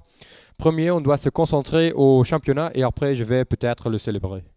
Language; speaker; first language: French; non-native, local second language; Dutch